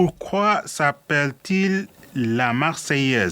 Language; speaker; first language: French; non-native, learner; Arabic